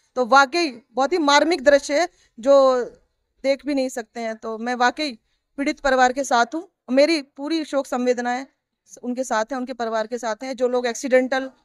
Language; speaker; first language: Hindi; native; Hindi